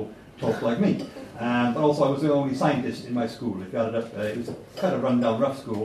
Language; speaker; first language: English; native; English